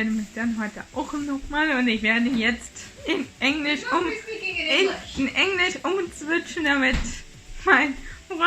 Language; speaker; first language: German; native; German